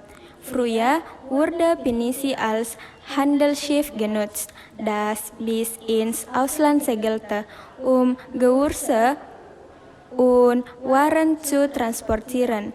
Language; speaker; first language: German; non-native, learner; Indonesian